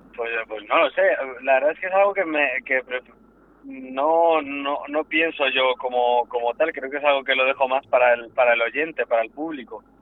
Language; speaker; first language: Spanish; native; Spanish